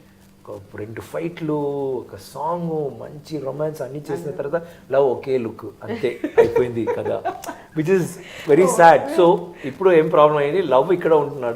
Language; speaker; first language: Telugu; non-native, learner; Tamil